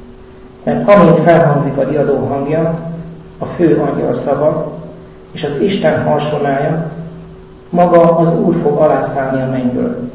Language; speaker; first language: Hungarian; native; Hungarian